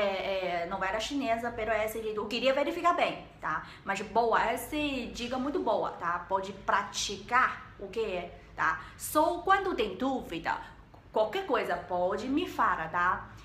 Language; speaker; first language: Portuguese; non-native, learner; Chinese